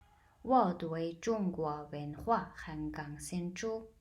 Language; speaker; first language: Chinese; non-native, fluent; Mongolian